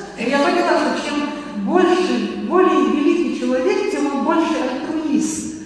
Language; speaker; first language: Russian; non-native, local second language; Karachay-Balkar